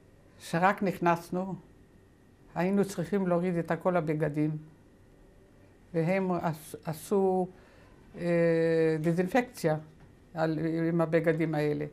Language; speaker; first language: Hebrew; non-native, fluent; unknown